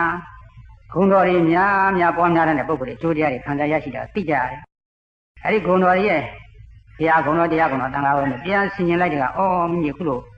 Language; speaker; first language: Burmese; native; Burmese